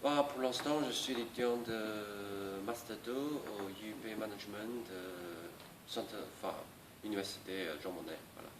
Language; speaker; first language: French; non-native, learner; Chinese